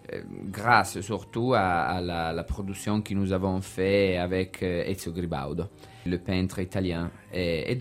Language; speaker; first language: French; non-native, learner; Italian